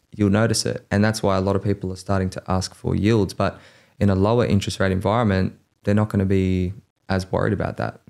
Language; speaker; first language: English; native; English